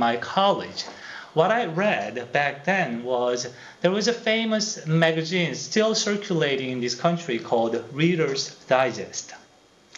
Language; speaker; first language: English; non-native, fluent; Korean